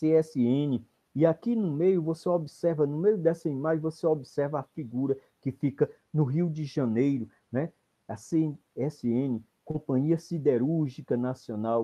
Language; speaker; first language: Portuguese; native; Portuguese